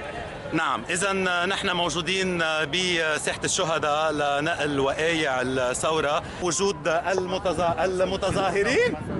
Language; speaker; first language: Arabic; native; Arabic